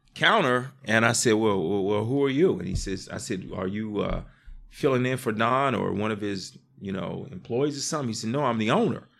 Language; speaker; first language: English; native; English